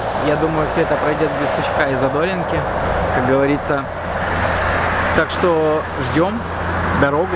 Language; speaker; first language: Russian; native; Russian